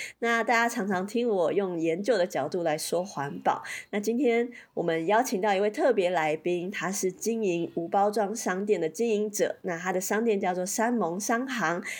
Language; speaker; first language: Chinese; native; Chinese